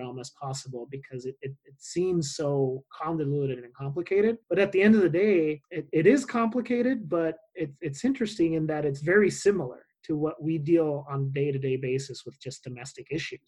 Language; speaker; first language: English; non-native, fluent; Spanish